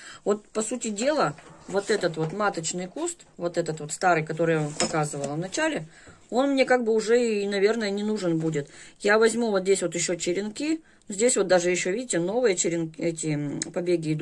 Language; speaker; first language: Russian; native; Russian